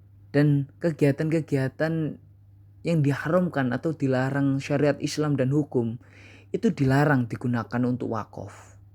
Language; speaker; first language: Indonesian; native; Indonesian